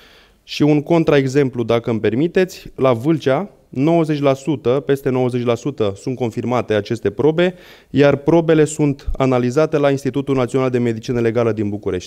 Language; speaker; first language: Romanian; native; Romanian